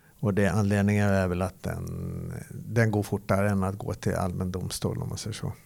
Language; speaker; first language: Swedish; native; Swedish